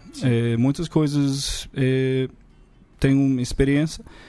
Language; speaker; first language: Portuguese; non-native, learner; English